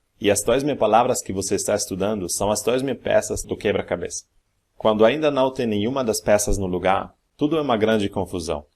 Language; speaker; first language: Portuguese; non-native, fluent; German